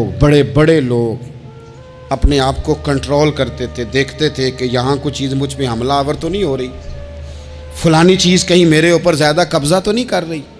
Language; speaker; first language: Urdu; non-native, local second language; Punjabi